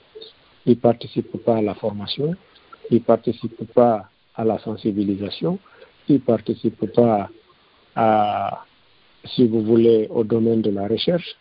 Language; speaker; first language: French; non-native, local second language; Fula